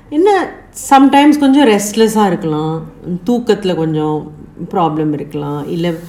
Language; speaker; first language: Tamil; native; Tamil